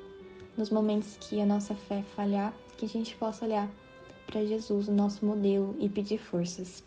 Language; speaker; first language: Portuguese; native; Portuguese